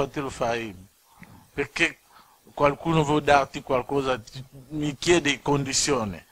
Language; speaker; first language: Italian; non-native, learner; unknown